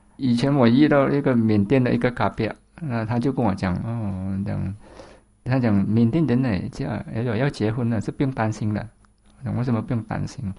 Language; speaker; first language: Chinese; native; Chinese